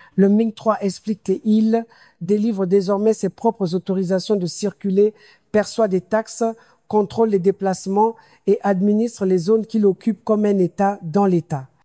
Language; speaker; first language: French; non-native, local second language; Lingala